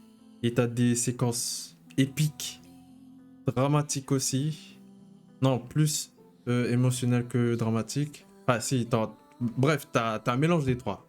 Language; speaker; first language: French; native; French